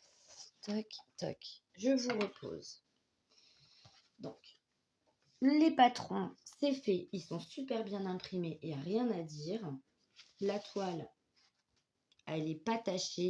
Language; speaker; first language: French; native; French